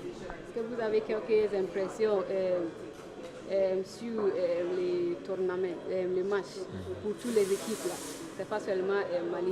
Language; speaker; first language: French; non-native, learner; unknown